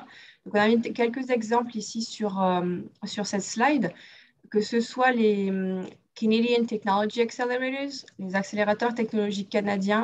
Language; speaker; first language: French; native; French